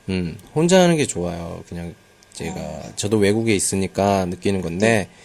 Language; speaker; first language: Korean; native; Korean